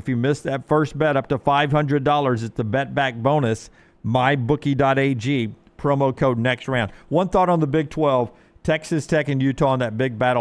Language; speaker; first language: English; native; English